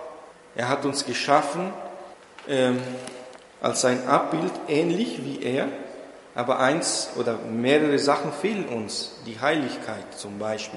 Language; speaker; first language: German; non-native, fluent; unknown